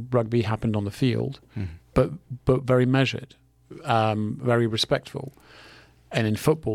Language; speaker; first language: English; non-native, local second language; French